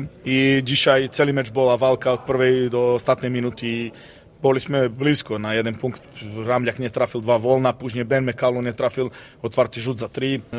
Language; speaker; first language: Polish; non-native, learner; Serbian